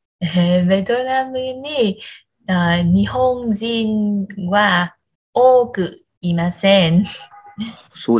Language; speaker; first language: Japanese; non-native, learner; Vietnamese